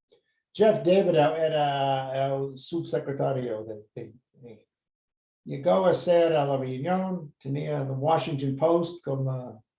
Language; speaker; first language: Spanish; non-native, fluent; English